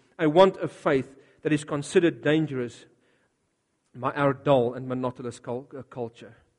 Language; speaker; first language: English; non-native, local second language; Afrikaans